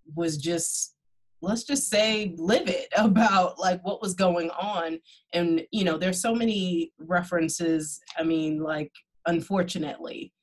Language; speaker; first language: English; native; English